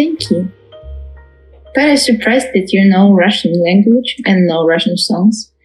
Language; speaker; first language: English; non-native, fluent; Russian